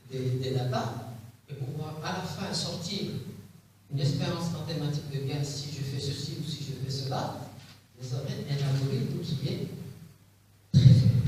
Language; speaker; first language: French; non-native, local second language; Arabic